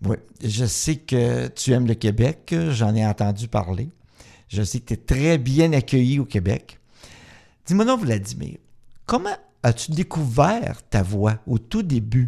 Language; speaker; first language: French; native; French